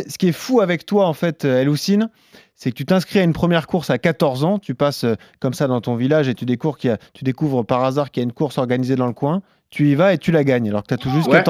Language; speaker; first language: French; native; French